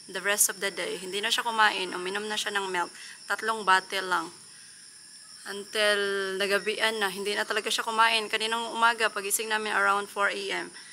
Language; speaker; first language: Filipino; non-native, local second language; Cebuano